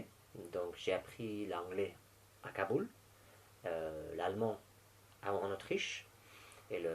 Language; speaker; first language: French; non-native, fluent; Persian